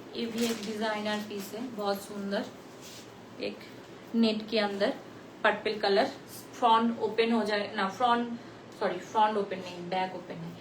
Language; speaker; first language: Hindi; non-native, local second language; Bangla